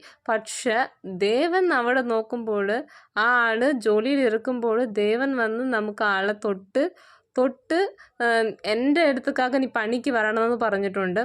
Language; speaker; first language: Malayalam; non-native, learner; Tamil